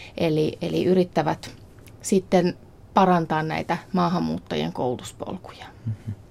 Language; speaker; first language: Finnish; native; Finnish